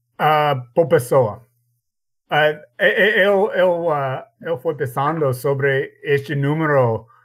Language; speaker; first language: Portuguese; non-native, learner; English